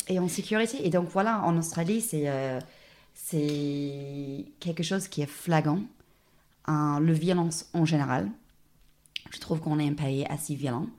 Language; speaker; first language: French; non-native, fluent; English